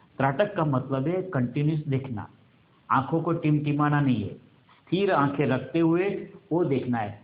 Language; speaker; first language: Hindi; non-native, local second language; Gujarati